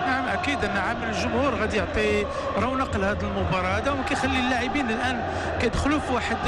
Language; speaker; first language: Arabic; native; Arabic